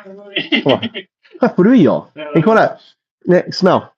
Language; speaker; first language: Japanese; non-native, learner; English